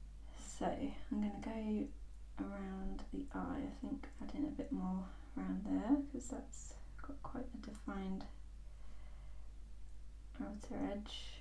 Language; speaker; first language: English; native; English